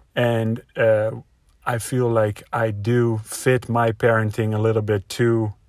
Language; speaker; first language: English; non-native, fluent; Dutch